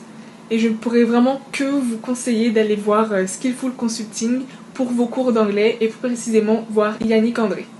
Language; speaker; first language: French; native; French